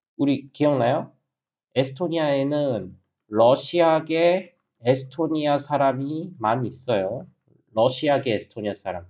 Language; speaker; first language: Korean; native; Korean